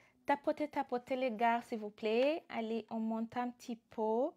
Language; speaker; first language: French; non-native, fluent; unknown